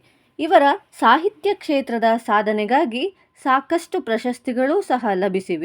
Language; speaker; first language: Kannada; native; Kannada